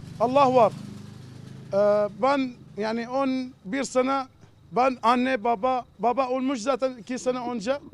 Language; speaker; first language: Turkish; non-native, learner; Arabic